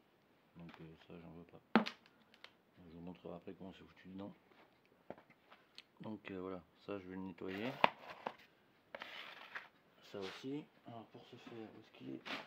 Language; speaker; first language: French; native; French